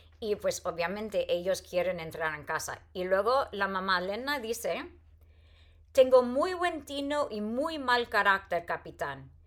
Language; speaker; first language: Spanish; non-native, fluent; English